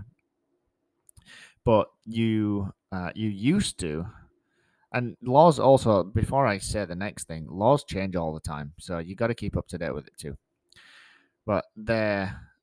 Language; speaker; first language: English; native; English